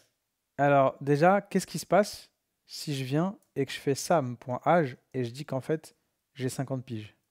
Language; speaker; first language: French; native; French